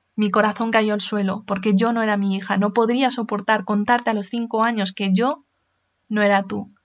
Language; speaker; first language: Spanish; early bilingual, other home language; Chinese